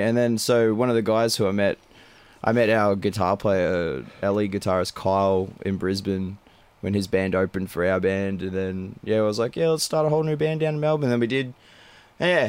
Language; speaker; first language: English; native; English